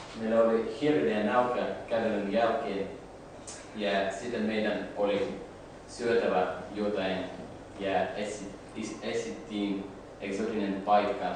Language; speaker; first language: Finnish; non-native, learner; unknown